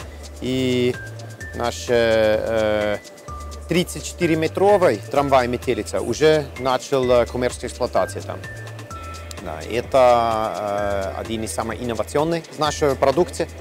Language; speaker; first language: Russian; non-native, learner; German